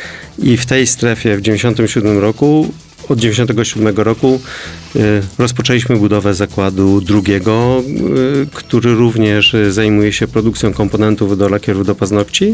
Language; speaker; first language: Polish; native; Polish